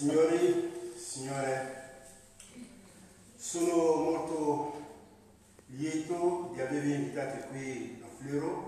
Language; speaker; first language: Italian; non-native, fluent; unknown